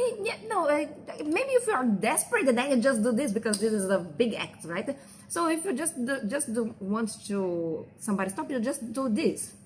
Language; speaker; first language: English; non-native, fluent; Portuguese